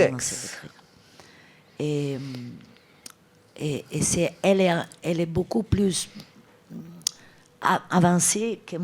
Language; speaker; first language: French; non-native, fluent; Italian